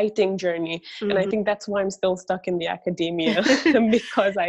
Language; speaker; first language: English; early bilingual, other home language; Bangla